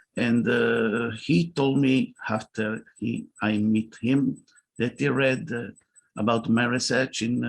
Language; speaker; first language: English; non-native, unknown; Italian